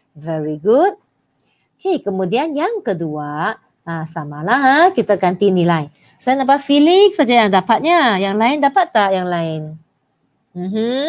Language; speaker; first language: Malay; non-native, local second language; Chinese